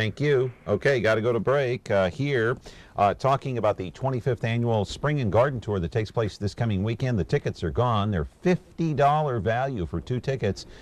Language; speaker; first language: English; native; English